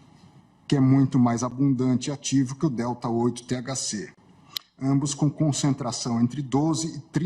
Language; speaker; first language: Portuguese; native; Portuguese